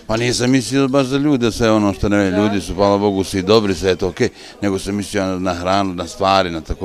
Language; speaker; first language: Croatian; native; Croatian